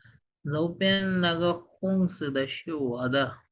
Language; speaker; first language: Chinese; non-native, learner; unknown